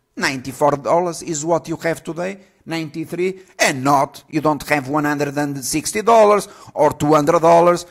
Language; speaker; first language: English; non-native, fluent; Portuguese